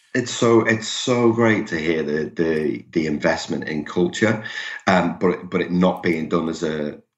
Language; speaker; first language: English; native; English